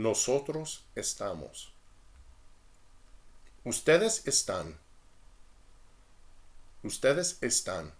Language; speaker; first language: Spanish; non-native, fluent; English